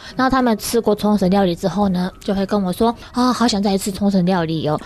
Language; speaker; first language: Chinese; non-native, fluent; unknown